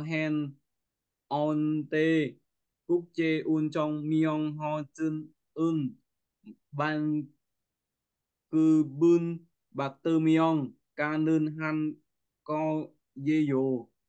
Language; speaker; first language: Korean; non-native, learner; Vietnamese